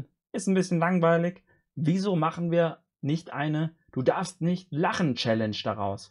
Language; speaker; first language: German; native; German